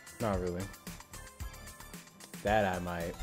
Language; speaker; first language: English; native; English